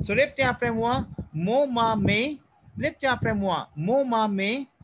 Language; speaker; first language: French; non-native, fluent; Hindi